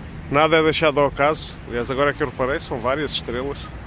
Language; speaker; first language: Portuguese; native; Portuguese